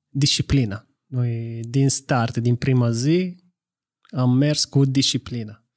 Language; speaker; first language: Romanian; non-native, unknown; Italian